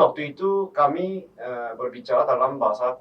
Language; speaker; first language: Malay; non-native, fluent; Korean